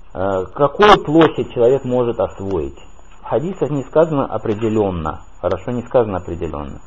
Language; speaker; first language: Russian; native; Russian